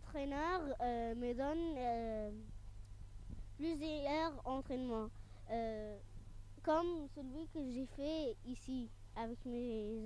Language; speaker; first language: French; non-native, fluent; Arabic